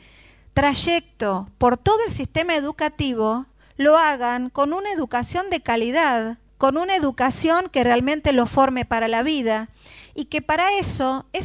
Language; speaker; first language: Spanish; native; Spanish